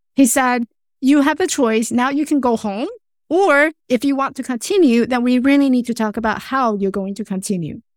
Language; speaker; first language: English; non-native, fluent; Chinese